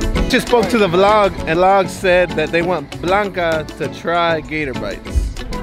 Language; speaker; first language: English; early bilingual, other home language; Spanish